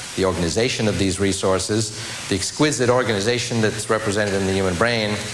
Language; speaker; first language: English; native; English